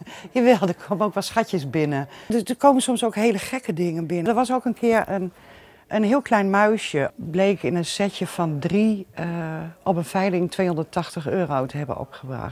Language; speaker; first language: Dutch; native; Dutch